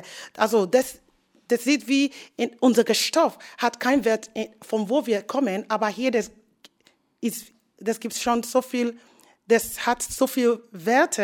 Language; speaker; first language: German; non-native, learner; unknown